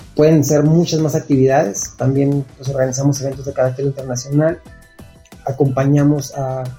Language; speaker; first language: Spanish; native; Spanish